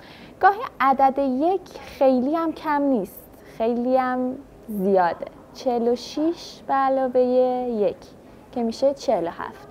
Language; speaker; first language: Persian; native; Persian